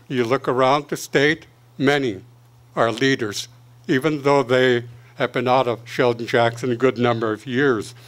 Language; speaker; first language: English; native; English